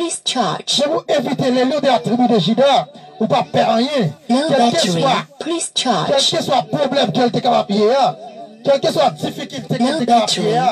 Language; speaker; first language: French; non-native, local second language; Haitian Creole